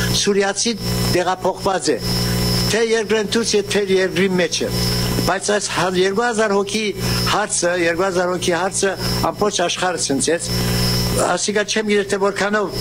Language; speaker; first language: Armenian; early bilingual, heritage; Armenian